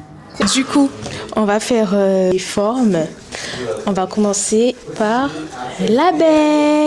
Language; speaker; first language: French; native; French